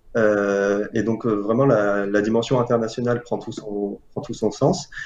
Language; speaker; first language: French; non-native, local second language; Arabic